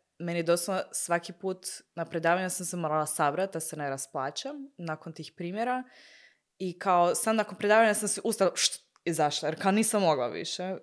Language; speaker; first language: Croatian; early bilingual, heritage; Croatian